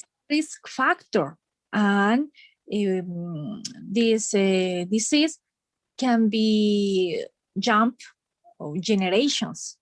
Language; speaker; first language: English; non-native, learner; Spanish